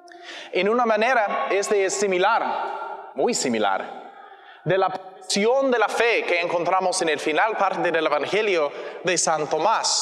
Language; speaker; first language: Spanish; non-native, learner; English